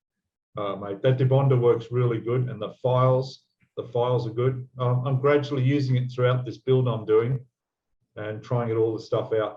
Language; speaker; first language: English; native; English